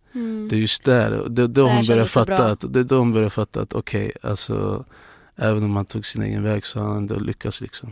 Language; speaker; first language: Swedish; non-native, local second language; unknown